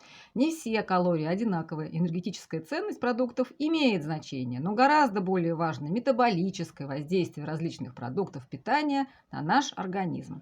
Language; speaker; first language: Russian; native; Russian